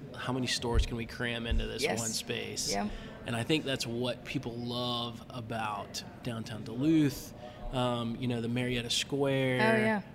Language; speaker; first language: English; native; English